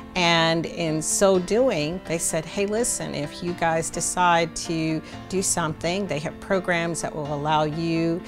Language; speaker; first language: English; native; English